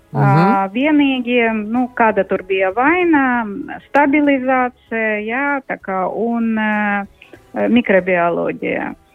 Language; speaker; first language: Latvian; non-native, local second language; Russian